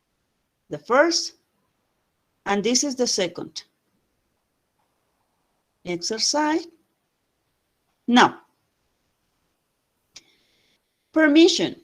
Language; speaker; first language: English; non-native, fluent; Spanish